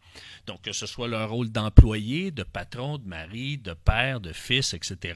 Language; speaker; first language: French; native; French